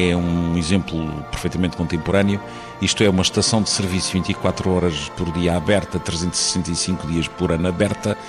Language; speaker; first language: Portuguese; native; Portuguese